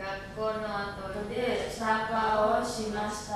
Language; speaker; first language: Japanese; non-native, learner; Indonesian